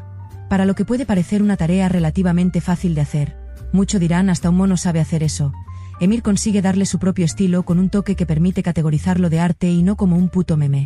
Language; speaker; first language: Spanish; native; Spanish